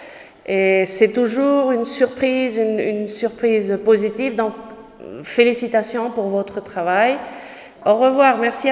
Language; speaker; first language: French; non-native, fluent; Spanish